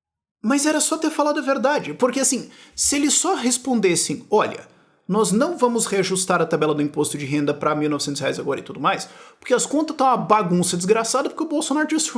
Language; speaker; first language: Portuguese; native; Portuguese